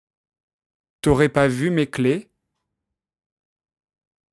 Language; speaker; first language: French; native; French